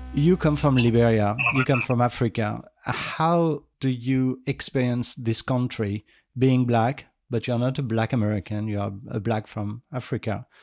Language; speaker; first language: English; non-native, fluent; French